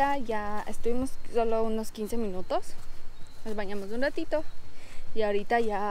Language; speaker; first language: Spanish; native; Spanish